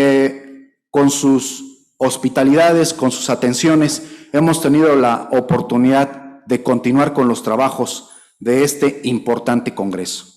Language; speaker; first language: Spanish; native; Spanish